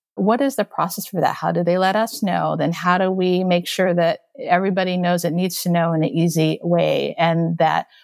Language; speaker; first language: English; early bilingual, other home language; Japanese